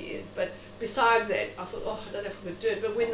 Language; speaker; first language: English; native; English